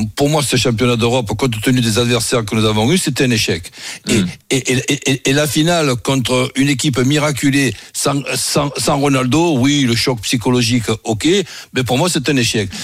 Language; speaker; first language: French; native; French